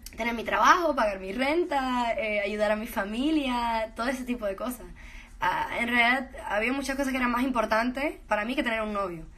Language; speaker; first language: Spanish; early bilingual, heritage; Spanish